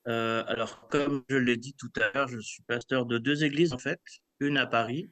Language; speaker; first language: French; early bilingual, other home language; Kabyle